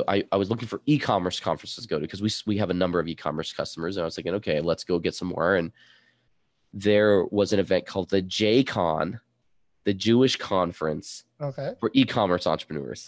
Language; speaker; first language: English; early bilingual, other home language; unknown